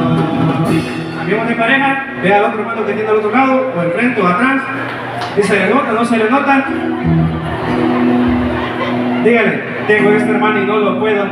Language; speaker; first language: Spanish; native; Spanish